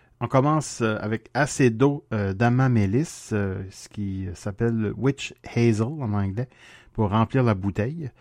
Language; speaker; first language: French; native; French